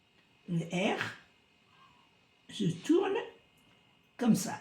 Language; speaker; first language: French; non-native, local second language; Arabic